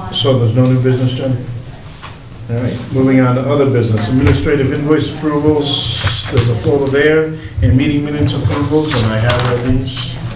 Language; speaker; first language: English; native; English